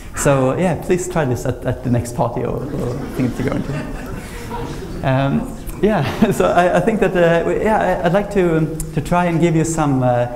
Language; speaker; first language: English; non-native, fluent; Swedish